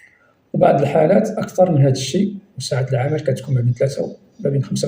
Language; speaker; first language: Arabic; native; Arabic